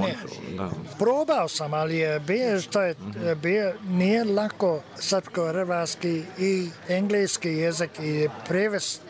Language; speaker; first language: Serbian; early bilingual, heritage; Serbian